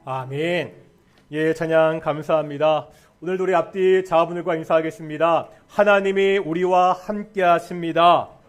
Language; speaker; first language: Korean; native; Korean